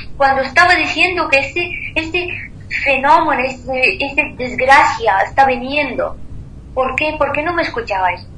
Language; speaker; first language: Spanish; non-native, fluent; Persian